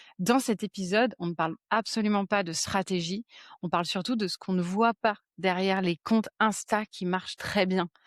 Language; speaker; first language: French; native; French